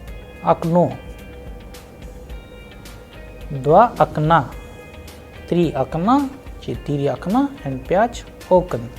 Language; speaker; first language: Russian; non-native, fluent; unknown